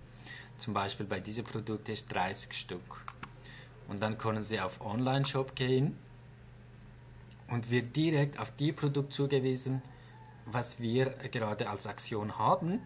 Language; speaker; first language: German; non-native, fluent; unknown